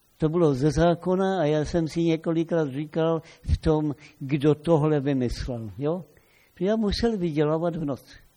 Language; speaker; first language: Czech; native; Czech